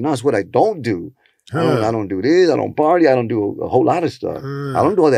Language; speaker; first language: English; early bilingual, other home language; Spanish